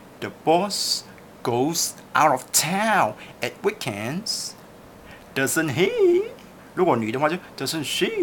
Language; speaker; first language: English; non-native, local second language; Chinese